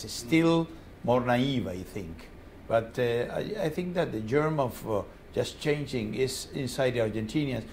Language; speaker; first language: English; non-native, fluent; Spanish